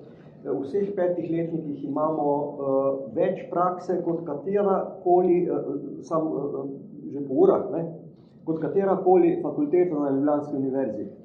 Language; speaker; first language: Slovenian; native; Slovenian